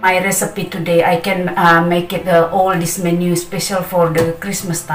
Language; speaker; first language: English; non-native, learner; Indonesian